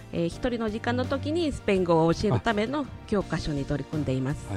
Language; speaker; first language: Japanese; non-native, fluent; Spanish